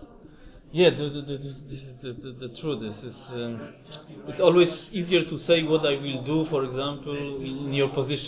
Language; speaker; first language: English; non-native, fluent; Polish